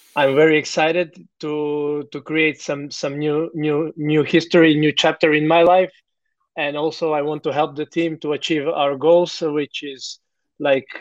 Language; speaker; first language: English; non-native, fluent; Croatian